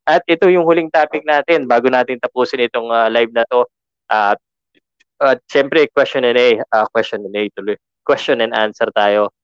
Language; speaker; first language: Filipino; native; Filipino